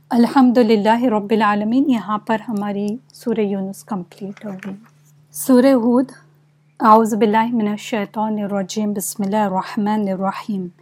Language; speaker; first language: Urdu; native; Urdu